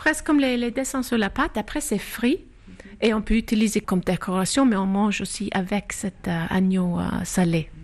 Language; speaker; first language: French; non-native, fluent; Icelandic